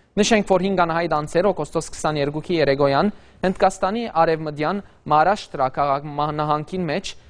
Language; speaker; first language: Armenian; early bilingual, heritage; Armenian